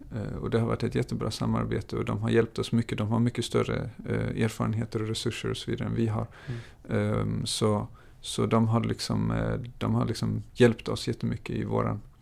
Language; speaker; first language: Swedish; native; Swedish